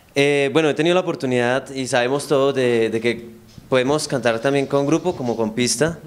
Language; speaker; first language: Spanish; native; Spanish